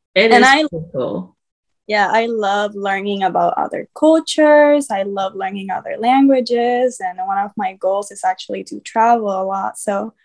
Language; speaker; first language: English; early bilingual, other home language; Spanish